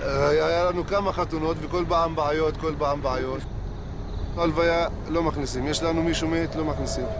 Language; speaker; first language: Hebrew; non-native, local second language; Arabic